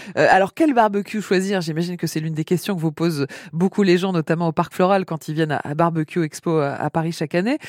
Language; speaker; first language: French; native; French